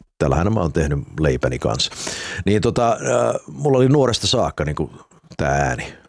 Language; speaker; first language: Finnish; early bilingual, heritage; Finnish